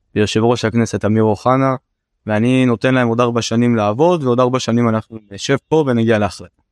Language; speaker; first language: Hebrew; native; Hebrew